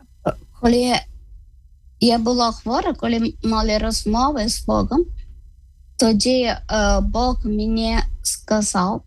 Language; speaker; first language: Ukrainian; non-native, learner; Malayalam